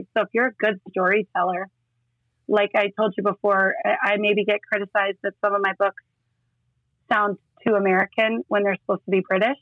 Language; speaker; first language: English; native; English